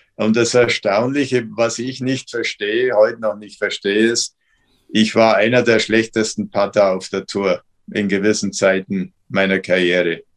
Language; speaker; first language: German; native; German